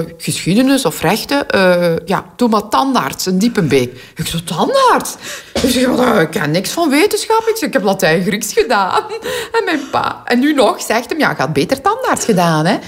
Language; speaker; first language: Dutch; non-native, local second language; Kurdish